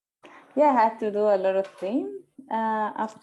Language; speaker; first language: English; non-native, learner; Spanish